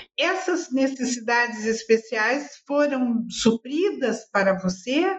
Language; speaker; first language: Portuguese; native; Portuguese